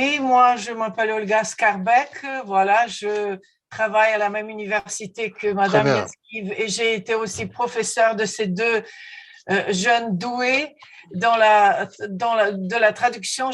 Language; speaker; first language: French; non-native, fluent; Ukrainian